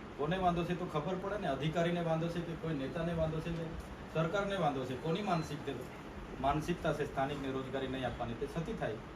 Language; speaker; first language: Gujarati; non-native, local second language; Vasavi